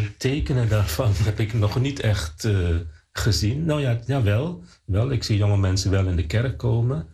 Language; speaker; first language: Dutch; non-native, fluent; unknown